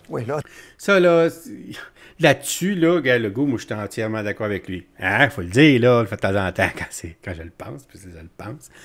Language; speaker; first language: French; native; French